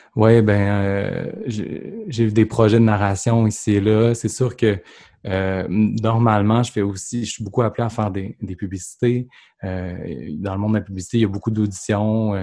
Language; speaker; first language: French; native; French